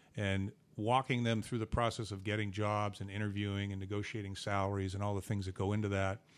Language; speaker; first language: English; native; English